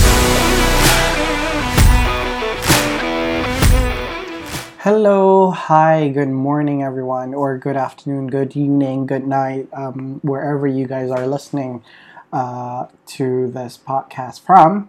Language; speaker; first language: English; non-native, fluent; Malay